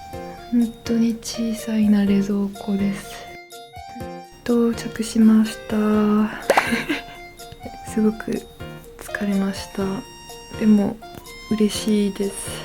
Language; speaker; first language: Japanese; non-native, learner; French